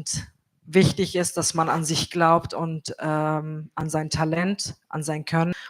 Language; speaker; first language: German; early bilingual, other home language; Kurdish